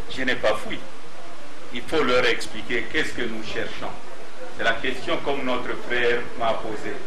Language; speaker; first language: French; non-native, local second language; Swahili